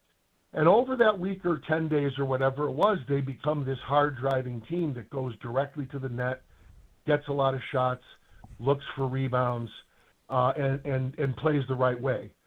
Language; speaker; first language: English; native; English